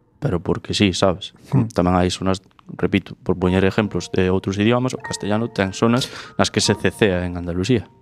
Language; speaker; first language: Galician; native; Galician